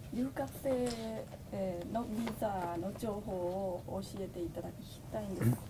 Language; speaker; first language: Japanese; non-native, fluent; Thai